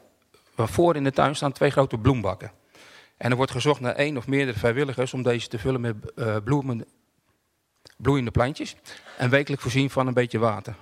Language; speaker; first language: Dutch; native; Dutch